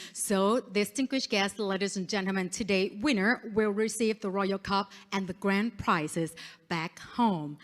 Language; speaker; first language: English; non-native, fluent; Thai